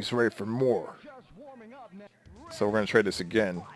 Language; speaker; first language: English; native; English